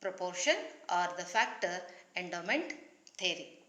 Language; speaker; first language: English; non-native, local second language; Kannada